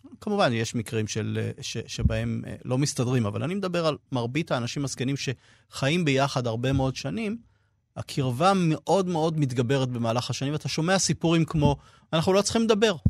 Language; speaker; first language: Hebrew; native; Hebrew